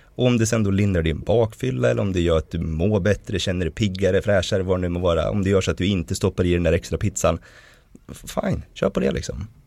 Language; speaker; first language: Swedish; native; Swedish